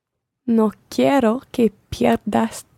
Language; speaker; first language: Spanish; non-native, learner; English